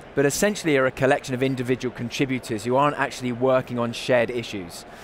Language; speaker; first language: English; native; English